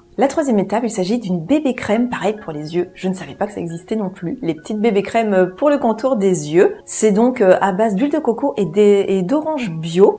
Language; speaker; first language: French; native; French